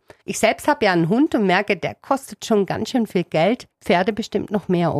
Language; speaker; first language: German; native; German